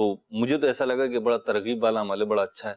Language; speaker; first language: Urdu; native; Urdu